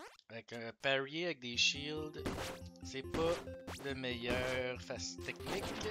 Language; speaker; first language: French; native; French